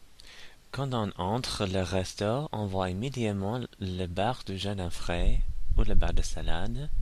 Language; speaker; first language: French; non-native, learner; English